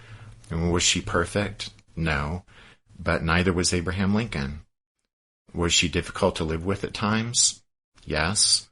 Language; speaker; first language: English; native; English